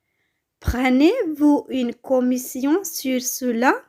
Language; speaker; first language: French; non-native, fluent; Tamil